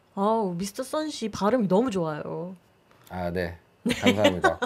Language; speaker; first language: Korean; non-native, fluent; Spanish